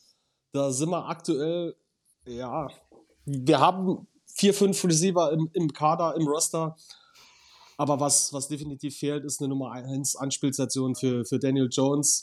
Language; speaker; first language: German; native; German